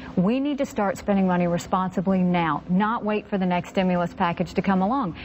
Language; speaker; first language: English; native; English